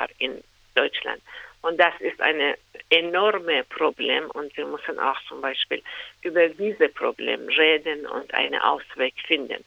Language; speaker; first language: German; non-native, fluent; Persian